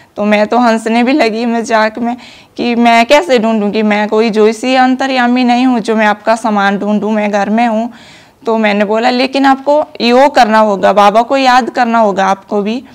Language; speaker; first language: Hindi; native; Hindi